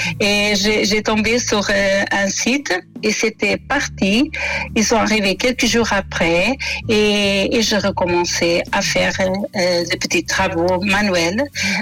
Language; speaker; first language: French; non-native, fluent; Portuguese